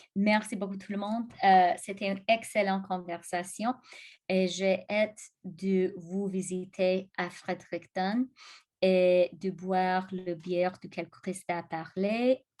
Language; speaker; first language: French; non-native, local second language; English